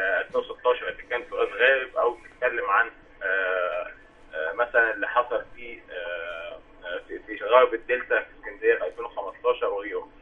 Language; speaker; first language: Arabic; native; Arabic